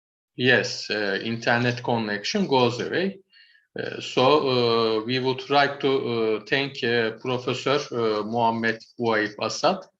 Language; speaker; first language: English; non-native, learner; Turkish